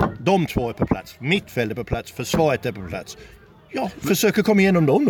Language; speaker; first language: Swedish; non-native, fluent; English